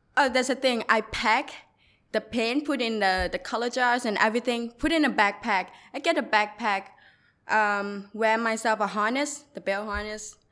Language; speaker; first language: English; non-native, learner; Thai